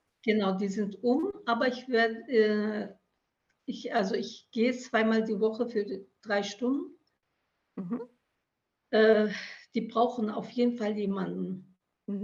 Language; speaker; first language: German; early bilingual, other home language; Turkish